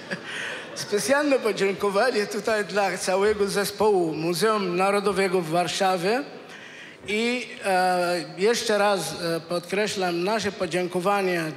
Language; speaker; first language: Polish; non-native, fluent; Arabic